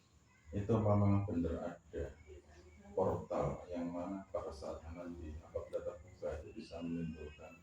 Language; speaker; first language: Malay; non-native, local second language; Javanese